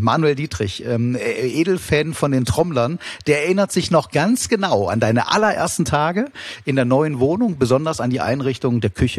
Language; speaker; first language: German; native; German